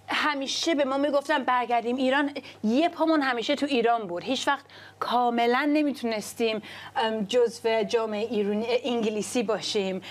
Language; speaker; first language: Persian; early bilingual, heritage; Persian